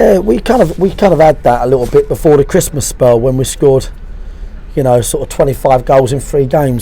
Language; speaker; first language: English; native; English